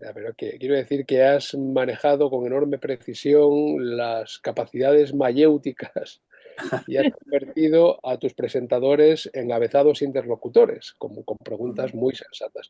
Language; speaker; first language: Spanish; native; Spanish